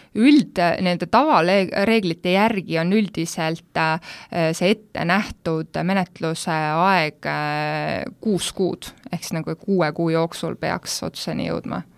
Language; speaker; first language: Estonian; native; Estonian